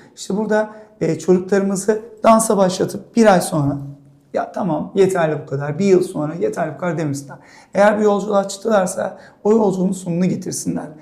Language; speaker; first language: Turkish; native; Turkish